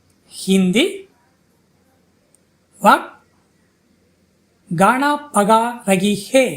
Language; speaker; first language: Hindi; non-native, fluent; Tamil